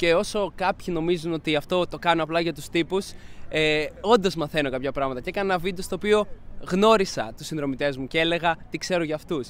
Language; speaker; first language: Greek; native; Greek